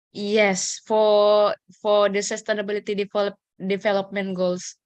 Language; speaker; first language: English; non-native, learner; Indonesian